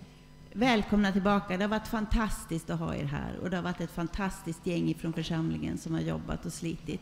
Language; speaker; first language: Swedish; native; Swedish